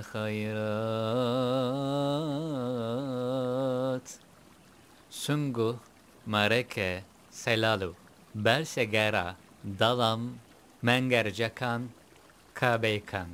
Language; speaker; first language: Indonesian; non-native, learner; Turkish